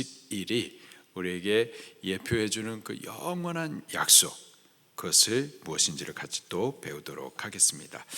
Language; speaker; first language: Korean; native; Korean